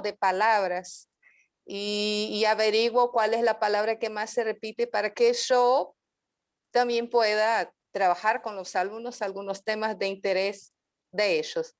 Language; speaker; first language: Spanish; non-native, fluent; Portuguese